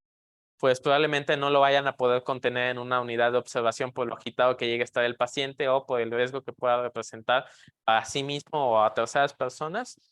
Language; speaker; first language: Spanish; native; Spanish